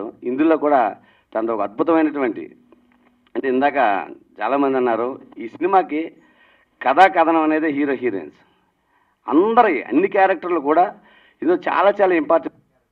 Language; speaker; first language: Telugu; native; Telugu